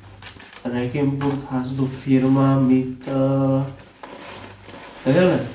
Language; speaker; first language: German; non-native, learner; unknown